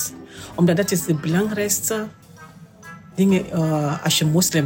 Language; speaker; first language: Dutch; non-native, learner; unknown